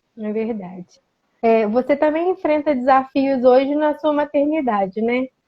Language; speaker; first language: Portuguese; native; Portuguese